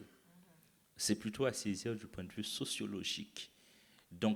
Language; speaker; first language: French; non-native, local second language; Haitian Creole